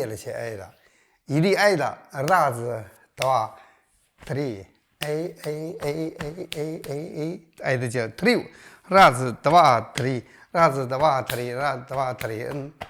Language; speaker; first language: Russian; non-native, learner; Chinese